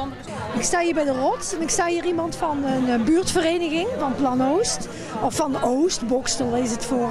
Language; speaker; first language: Dutch; native; Dutch